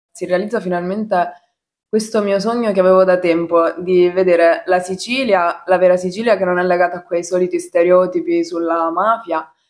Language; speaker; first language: Italian; native; Italian